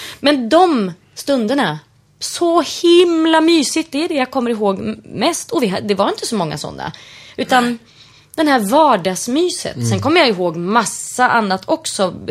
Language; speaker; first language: Swedish; native; Swedish